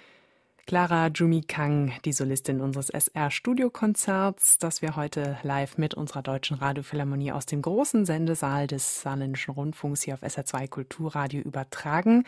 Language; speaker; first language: German; native; German